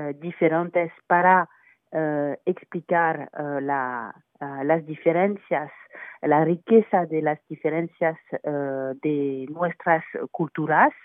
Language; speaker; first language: Spanish; non-native, fluent; French